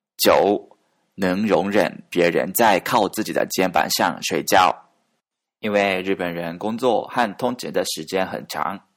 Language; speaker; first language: Chinese; non-native, fluent; Japanese